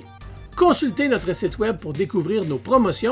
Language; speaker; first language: French; native; French